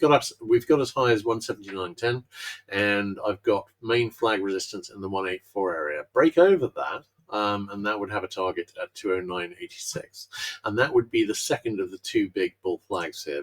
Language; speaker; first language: English; native; English